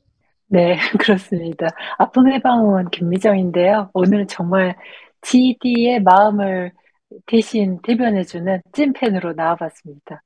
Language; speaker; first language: Korean; native; Korean